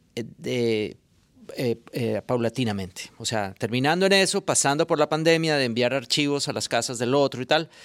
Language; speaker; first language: Spanish; native; Spanish